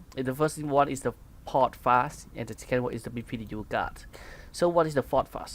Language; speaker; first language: English; non-native, fluent; Khmer